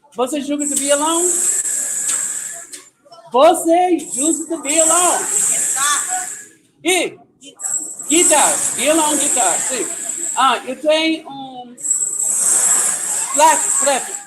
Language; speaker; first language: Portuguese; non-native, learner; English